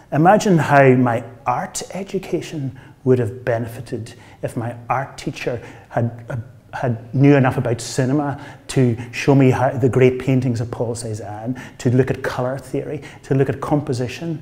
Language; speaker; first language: English; native; English